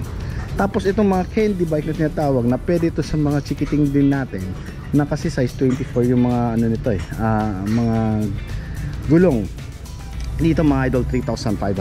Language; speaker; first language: Filipino; native; Filipino